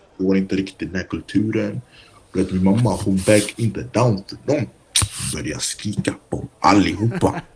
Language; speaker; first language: Swedish; early bilingual, other home language; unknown